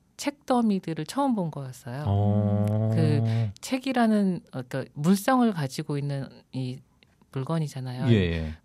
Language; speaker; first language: Korean; native; Korean